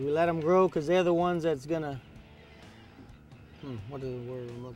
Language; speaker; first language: English; native; English